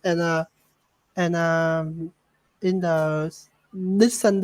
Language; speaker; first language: English; non-native, learner; Vietnamese